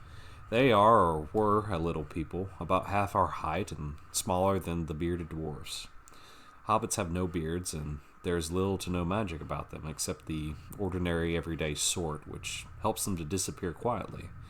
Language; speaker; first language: English; native; English